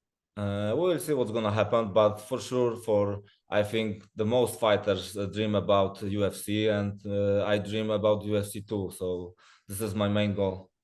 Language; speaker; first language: English; non-native, learner; Polish